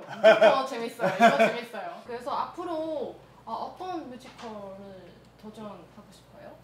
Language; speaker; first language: Korean; non-native, learner; Chinese